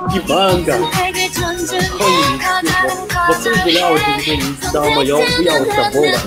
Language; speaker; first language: Chinese; non-native, learner; Russian